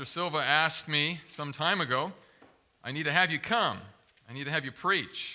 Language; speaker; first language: English; native; English